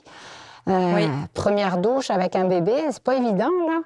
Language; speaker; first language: French; native; French